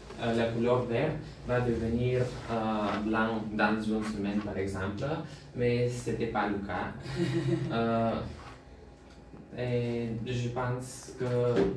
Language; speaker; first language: French; non-native, learner; Bulgarian